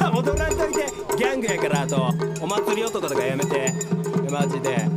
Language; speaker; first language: Japanese; early bilingual, other home language; Filipino